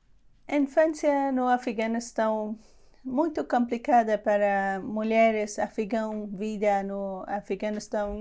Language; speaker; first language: Portuguese; non-native, learner; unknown